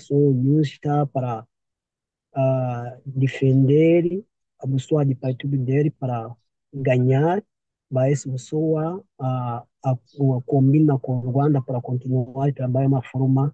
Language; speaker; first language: Portuguese; non-native, learner; Kinyarwanda